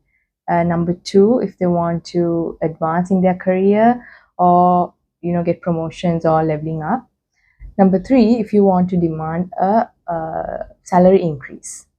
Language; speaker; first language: English; non-native, local second language; Sinhala